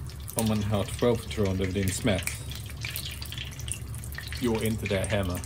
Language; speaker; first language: Swedish; non-native, fluent; English